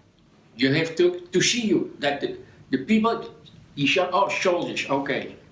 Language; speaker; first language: English; non-native, learner; Dutch